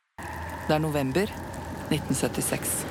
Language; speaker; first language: Norwegian; native; Norwegian